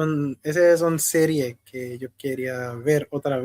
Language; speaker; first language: Spanish; non-native, fluent; Hindi